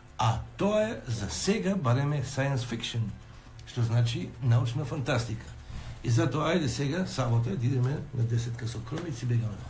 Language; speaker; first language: Macedonian; non-native, local second language; Albanian